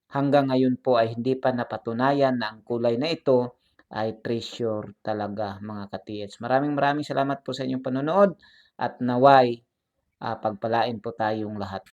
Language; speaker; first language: Filipino; non-native, local second language; Cebuano